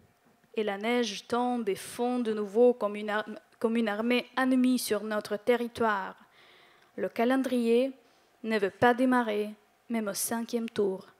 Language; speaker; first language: French; non-native, fluent; Ukrainian